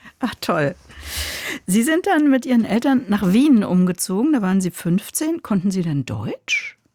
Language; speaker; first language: German; native; German